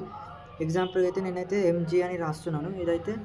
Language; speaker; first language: Telugu; native; Telugu